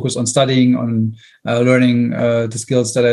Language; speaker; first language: English; non-native, fluent; German